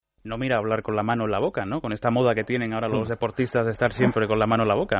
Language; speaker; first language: Spanish; native; Spanish